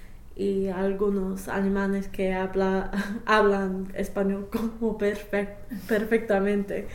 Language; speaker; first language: Spanish; non-native, fluent; English